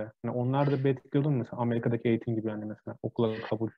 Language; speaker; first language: Turkish; native; Turkish